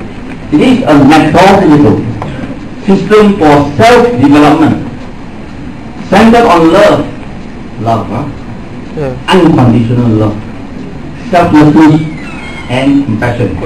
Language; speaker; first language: English; non-native, local second language; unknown